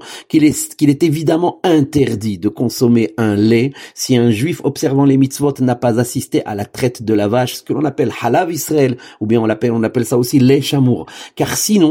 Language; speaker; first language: French; native; French